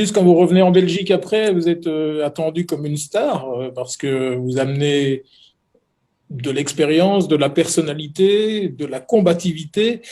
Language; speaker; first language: French; native; French